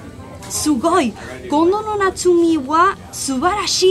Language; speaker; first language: Japanese; non-native, learner; Spanish